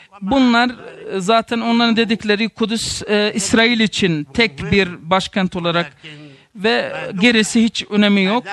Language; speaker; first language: Turkish; non-native, fluent; Arabic